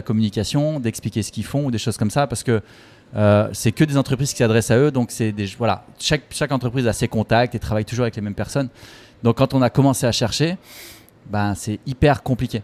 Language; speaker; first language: French; native; French